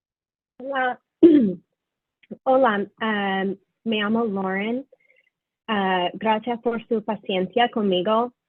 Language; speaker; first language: Spanish; non-native, fluent; English